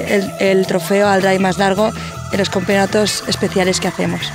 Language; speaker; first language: Spanish; native; Spanish